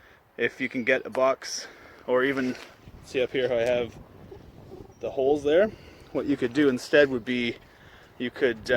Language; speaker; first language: English; native; English